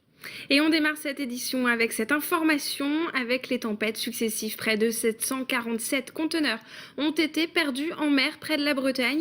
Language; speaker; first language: French; native; French